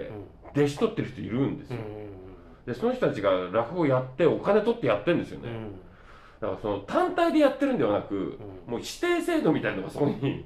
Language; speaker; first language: Japanese; native; Japanese